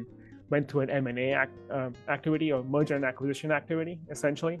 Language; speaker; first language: English; non-native, local second language; Hindi